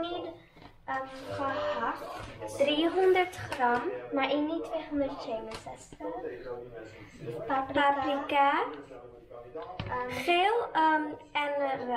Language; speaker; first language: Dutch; early bilingual, other home language; Indonesian